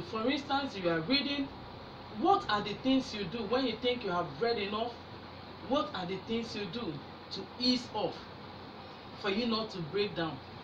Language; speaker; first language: English; non-native, local second language; Igbo